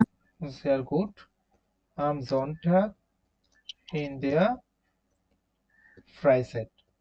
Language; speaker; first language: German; non-native, fluent; Bangla